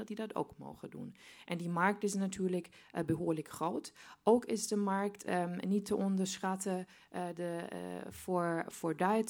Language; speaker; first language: Dutch; non-native, fluent; German